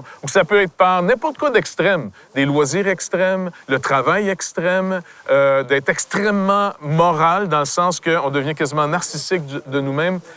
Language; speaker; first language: French; native; French